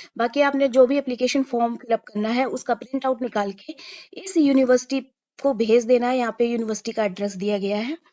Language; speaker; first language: Hindi; native; Hindi